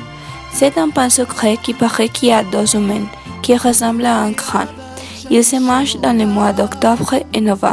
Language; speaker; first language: French; non-native, learner; Spanish